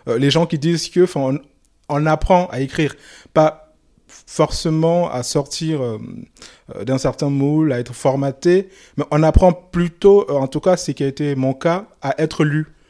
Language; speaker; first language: French; non-native, local second language; Soninke